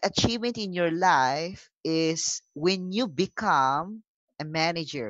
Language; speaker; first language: English; non-native, local second language; Filipino